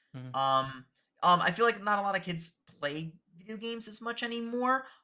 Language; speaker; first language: English; native; English